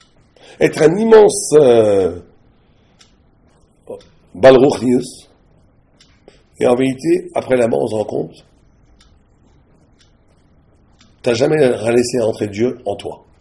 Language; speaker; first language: French; native; French